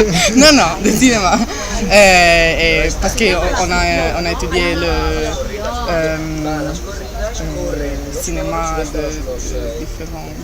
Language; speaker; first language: French; non-native, learner; Italian